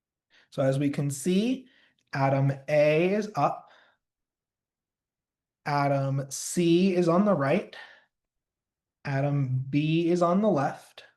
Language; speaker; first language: English; native; English